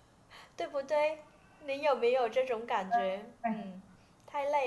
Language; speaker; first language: Chinese; non-native, fluent; Vietnamese